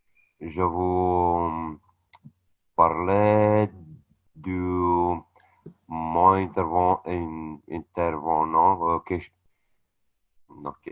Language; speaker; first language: French; non-native, learner; Romanian